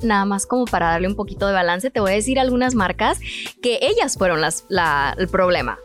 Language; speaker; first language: Spanish; early bilingual, heritage; Spanish